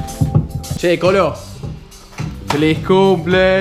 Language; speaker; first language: Spanish; non-native, fluent; English